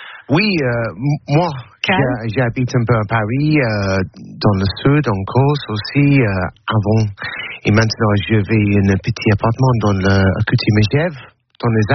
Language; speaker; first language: French; non-native, learner; English